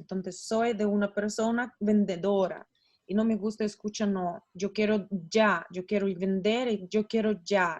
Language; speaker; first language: Spanish; non-native, learner; Russian